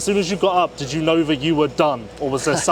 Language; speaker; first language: English; native; English